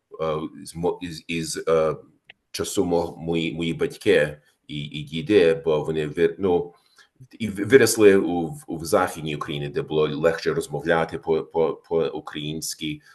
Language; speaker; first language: Ukrainian; early bilingual, heritage; Ukrainian